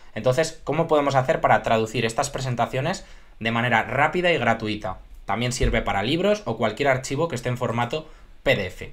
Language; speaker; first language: Spanish; native; Spanish